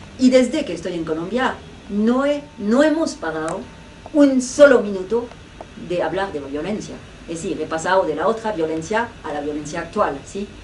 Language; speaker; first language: Spanish; non-native, fluent; French